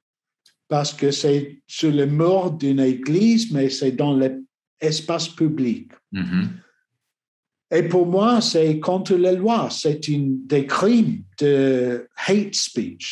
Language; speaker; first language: French; non-native, learner; English